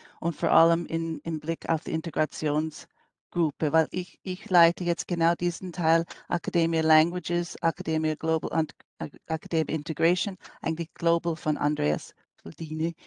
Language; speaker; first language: German; non-native, fluent; English